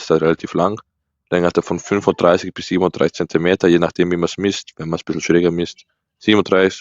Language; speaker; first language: German; native; German